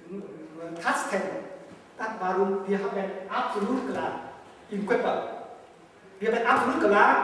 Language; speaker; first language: German; non-native, learner; Vietnamese